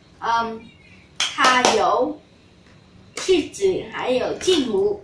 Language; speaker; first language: Chinese; non-native, learner; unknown